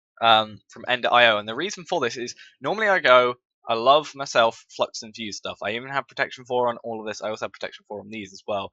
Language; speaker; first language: English; native; English